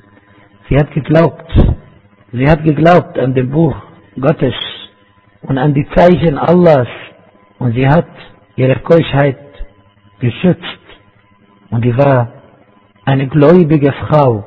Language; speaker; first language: German; non-native, fluent; Arabic